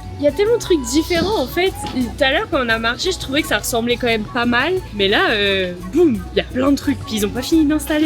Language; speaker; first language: French; native; French